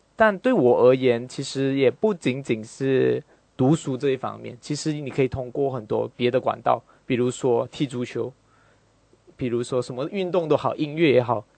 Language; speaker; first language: Chinese; native; Chinese